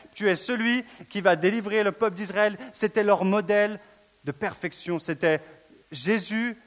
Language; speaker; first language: French; native; French